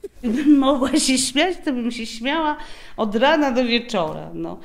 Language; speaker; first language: Polish; non-native, learner; Ukrainian